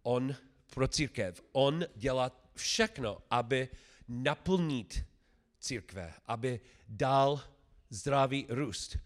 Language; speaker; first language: Czech; non-native, learner; English